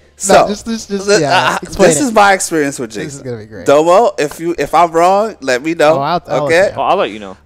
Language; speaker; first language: English; native; English